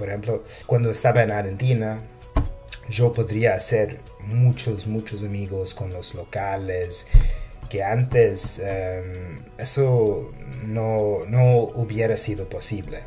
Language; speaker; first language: Spanish; non-native, fluent; English